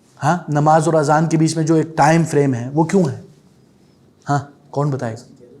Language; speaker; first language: Urdu; native; Urdu